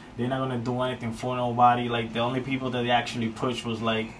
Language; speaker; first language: English; native; English